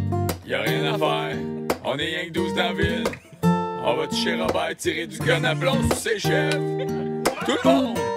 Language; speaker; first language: French; native; French